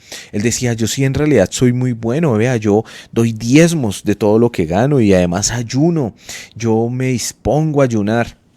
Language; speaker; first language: Spanish; native; Spanish